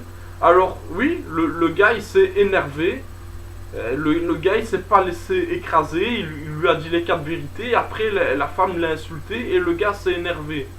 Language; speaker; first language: French; native; French